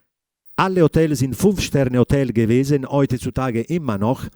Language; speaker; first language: German; non-native, fluent; Italian